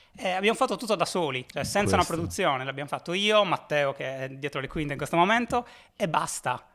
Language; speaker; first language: Italian; native; Italian